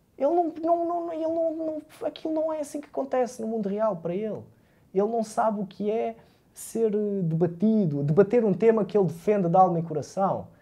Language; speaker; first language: Portuguese; early bilingual, other home language; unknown